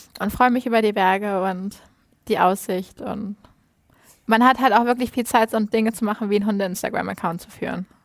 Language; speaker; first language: German; native; German